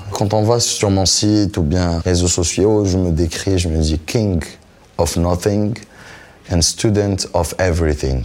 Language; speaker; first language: French; non-native, local second language; Arabic